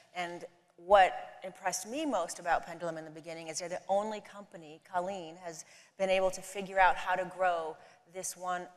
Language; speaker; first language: English; native; English